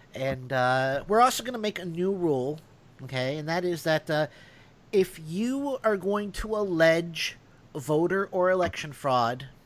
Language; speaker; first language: English; early bilingual, other home language; Italian